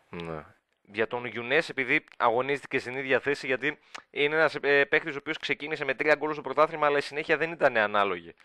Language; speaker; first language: Greek; native; Greek